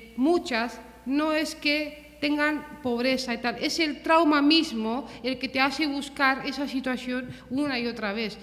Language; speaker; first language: Spanish; early bilingual, other home language; Romanian